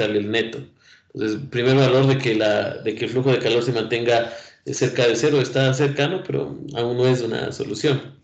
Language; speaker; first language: Spanish; native; Spanish